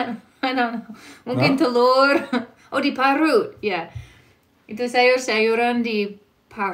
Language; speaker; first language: Indonesian; non-native, fluent; English